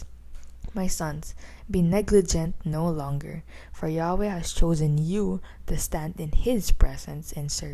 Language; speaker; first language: English; non-native, local second language; Filipino